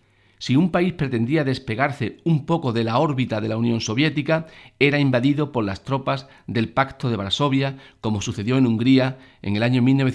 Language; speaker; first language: Spanish; native; Spanish